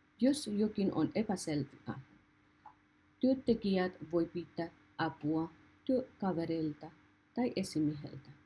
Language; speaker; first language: Finnish; non-native, learner; Nepali